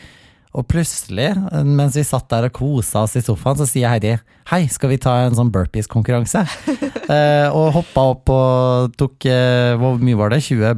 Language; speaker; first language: Norwegian; native; Norwegian